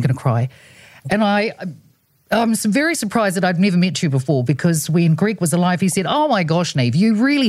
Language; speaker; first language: English; non-native, local second language; Samoan